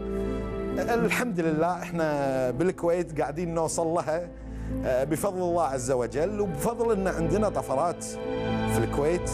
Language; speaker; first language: Arabic; native; Arabic